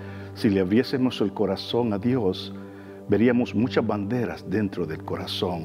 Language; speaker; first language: Spanish; native; Spanish